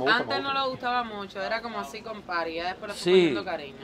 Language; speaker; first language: Spanish; native; Spanish